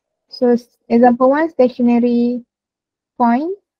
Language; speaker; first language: English; non-native, local second language; Malay